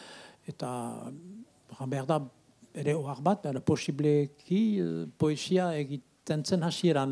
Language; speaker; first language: Basque; native; Basque